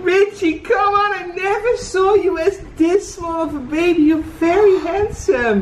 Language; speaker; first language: English; non-native, fluent; Dutch